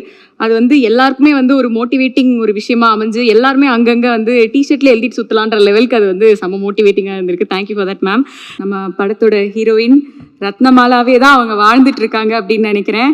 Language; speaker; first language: Tamil; native; Tamil